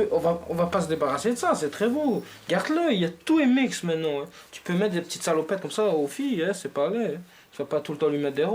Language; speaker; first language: French; native; French